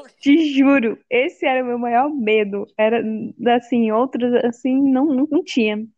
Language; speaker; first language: Portuguese; native; Portuguese